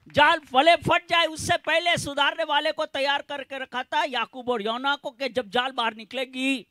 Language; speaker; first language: Hindi; non-native, local second language; Gujarati